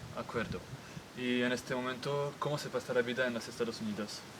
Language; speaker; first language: Spanish; non-native, learner; French